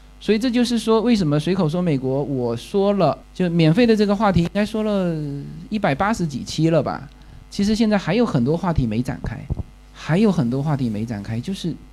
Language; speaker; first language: Chinese; native; Chinese